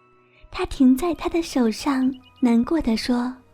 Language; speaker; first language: Chinese; native; Chinese